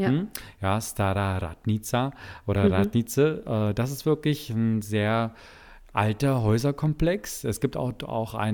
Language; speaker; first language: German; native; German